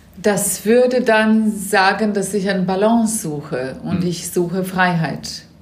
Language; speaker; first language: German; non-native, fluent; Serbian